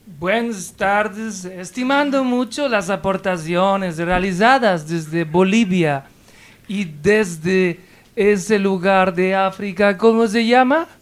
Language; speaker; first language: Spanish; native; Spanish